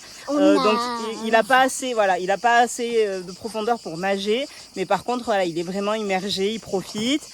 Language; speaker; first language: French; native; French